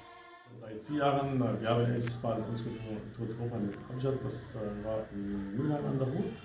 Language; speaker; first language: German; non-native, fluent; Arabic